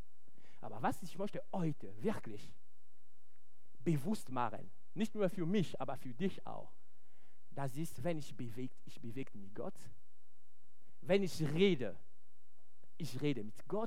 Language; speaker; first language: German; non-native, fluent; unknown